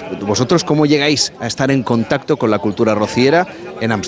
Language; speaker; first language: Spanish; native; Spanish